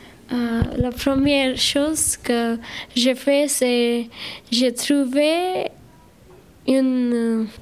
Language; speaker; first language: French; non-native, learner; Gujarati